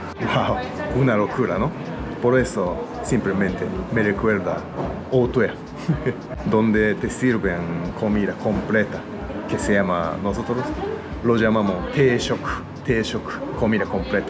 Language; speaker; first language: Spanish; non-native, learner; Japanese